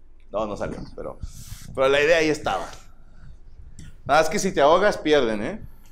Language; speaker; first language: Spanish; native; Spanish